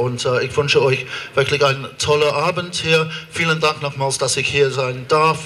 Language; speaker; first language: German; non-native, fluent; English